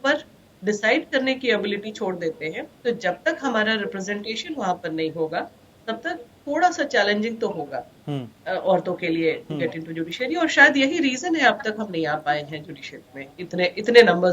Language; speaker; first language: Hindi; native; Hindi